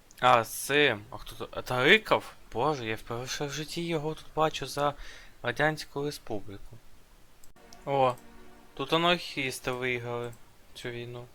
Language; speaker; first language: Ukrainian; non-native, local second language; Russian